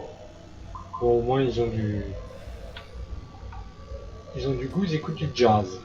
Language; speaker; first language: French; native; French